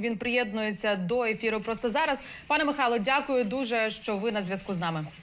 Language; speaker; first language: Ukrainian; native; Ukrainian